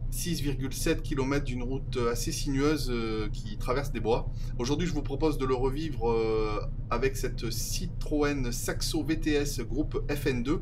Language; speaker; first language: French; native; French